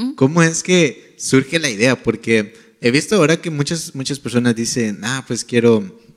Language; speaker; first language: Spanish; native; Spanish